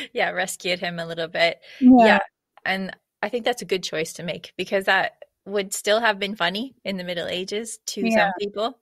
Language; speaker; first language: English; native; English